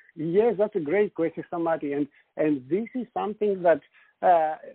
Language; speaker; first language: English; non-native, fluent; Greek